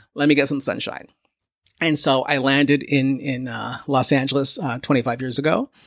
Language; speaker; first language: English; native; English